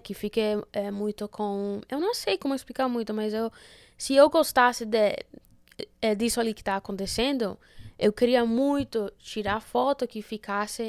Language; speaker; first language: Portuguese; early bilingual, heritage; Portuguese